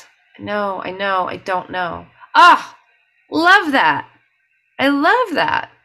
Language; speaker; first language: English; native; English